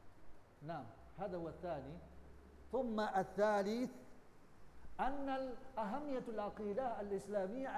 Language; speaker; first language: Arabic; non-native, learner; Indonesian